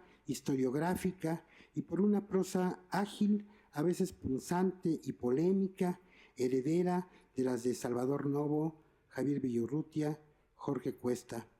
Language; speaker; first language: Spanish; native; Spanish